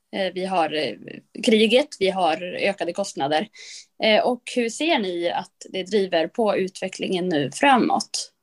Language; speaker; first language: Swedish; native; Swedish